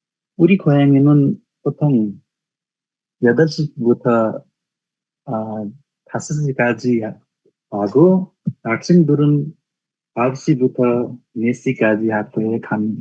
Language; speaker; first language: Korean; non-native, learner; Nepali